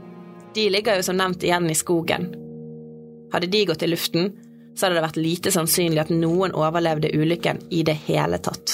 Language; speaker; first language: Norwegian; native; Norwegian